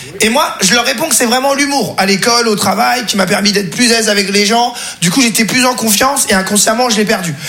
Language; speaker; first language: French; native; French